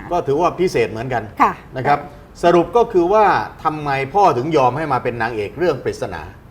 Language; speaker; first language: Thai; native; Thai